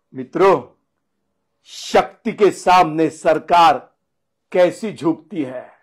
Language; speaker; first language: Hindi; non-native, local second language; Marathi